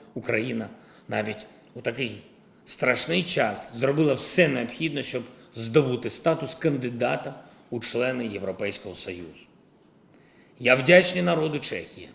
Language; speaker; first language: Ukrainian; non-native, local second language; Russian